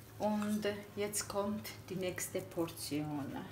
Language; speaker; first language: German; non-native, fluent; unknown